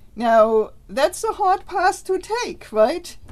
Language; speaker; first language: English; non-native, fluent; German